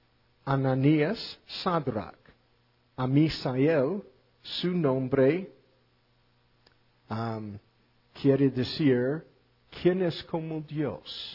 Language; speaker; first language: Spanish; non-native, fluent; English